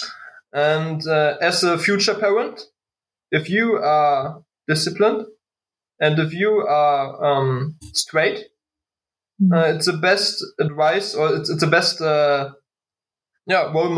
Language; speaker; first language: English; non-native, learner; German